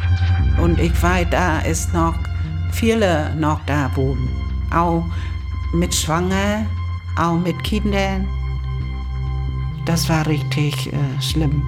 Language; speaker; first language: German; non-native, learner; Vietnamese